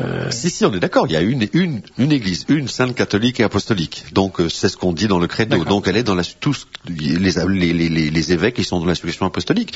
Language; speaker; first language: French; native; French